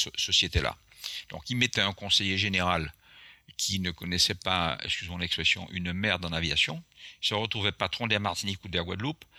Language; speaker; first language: French; non-native, local second language; Guadeloupean Creole French